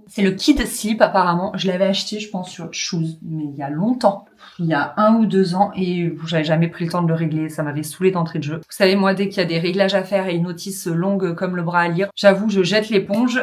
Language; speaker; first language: French; native; French